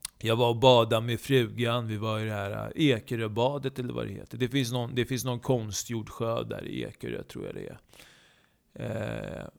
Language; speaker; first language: Swedish; native; Swedish